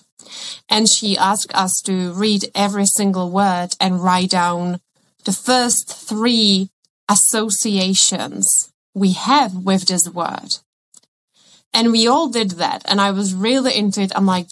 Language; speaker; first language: English; non-native, fluent; Czech